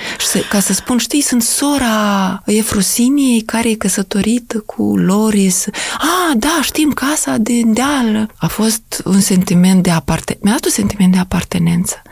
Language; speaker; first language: Romanian; native; Romanian